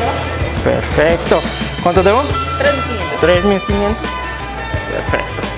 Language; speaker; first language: Spanish; non-native, learner; English